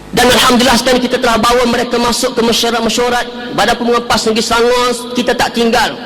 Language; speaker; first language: Malay; native; Malay